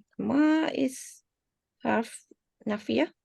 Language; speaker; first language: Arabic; non-native, learner; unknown